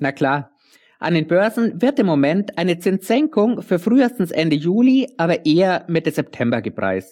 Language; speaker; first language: German; native; German